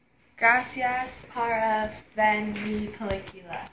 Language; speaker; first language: Spanish; non-native, learner; English